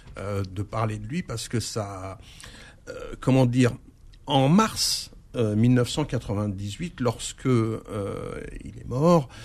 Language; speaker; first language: French; early bilingual, other home language; Arabic